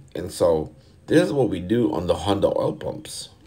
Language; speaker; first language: English; non-native, fluent; Portuguese